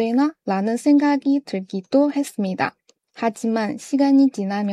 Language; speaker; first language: Korean; non-native, learner; Chinese